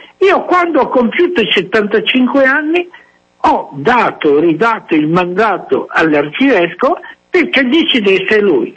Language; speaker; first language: Italian; native; Italian